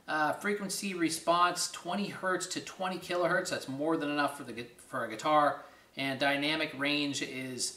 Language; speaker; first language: English; native; English